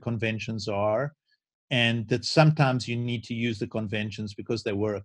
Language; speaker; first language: English; native; English